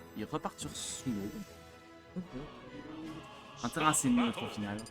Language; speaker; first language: French; native; French